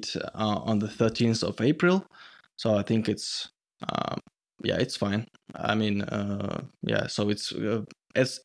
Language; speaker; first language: English; non-native, fluent; Russian